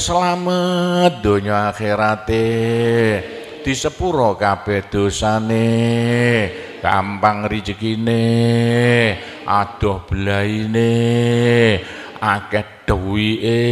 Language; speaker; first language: Indonesian; non-native, local second language; Javanese